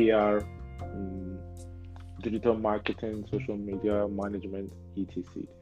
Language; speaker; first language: English; non-native, local second language; Yoruba